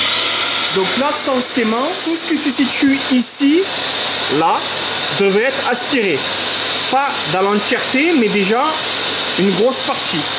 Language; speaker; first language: French; native; French